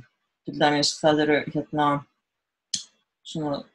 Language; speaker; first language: Icelandic; non-native, fluent; Polish